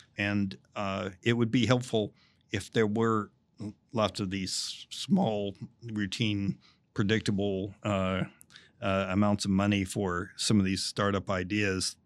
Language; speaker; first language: English; native; English